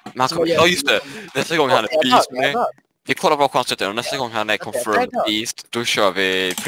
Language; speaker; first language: Swedish; native; Swedish